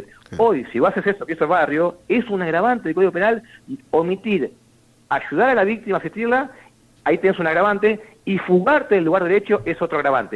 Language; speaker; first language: Spanish; native; Spanish